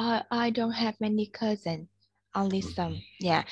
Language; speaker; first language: English; non-native, fluent; Vietnamese